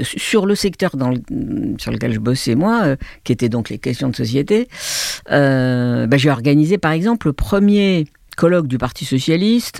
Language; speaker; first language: French; native; French